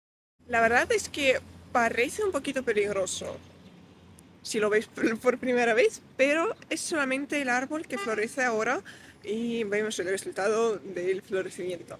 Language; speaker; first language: Spanish; non-native, fluent; Russian